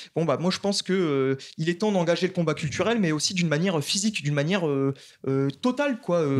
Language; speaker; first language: French; native; French